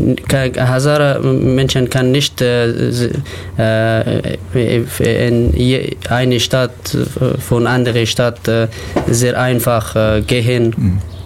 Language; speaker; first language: German; non-native, learner; Persian